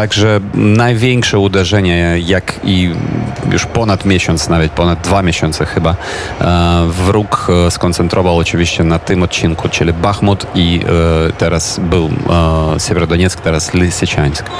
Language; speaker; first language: Polish; non-native, fluent; Ukrainian